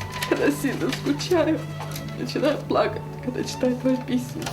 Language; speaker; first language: Russian; native; Russian